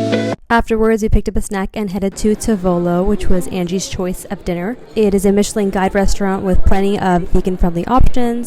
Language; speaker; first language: English; native; English